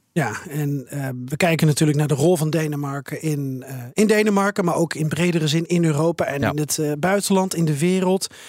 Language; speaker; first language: Dutch; native; Dutch